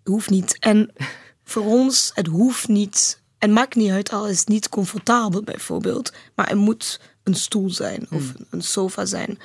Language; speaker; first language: Dutch; non-native, learner; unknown